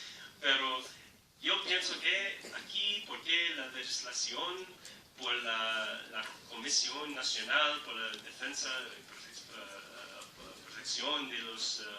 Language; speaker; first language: Spanish; non-native, learner; English